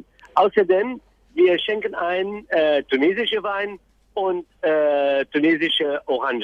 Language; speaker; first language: German; non-native, fluent; Arabic